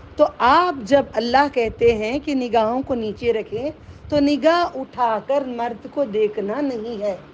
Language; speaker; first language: Urdu; native; Urdu